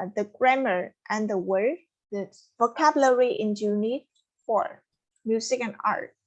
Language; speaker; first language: English; non-native, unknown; Vietnamese